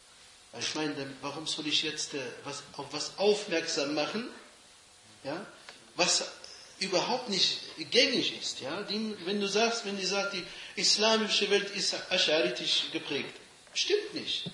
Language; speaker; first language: German; non-native, fluent; Arabic